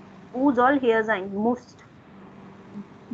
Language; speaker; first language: German; non-native, fluent; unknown